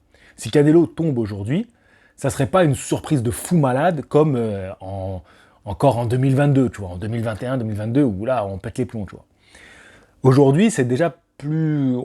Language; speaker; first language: French; native; French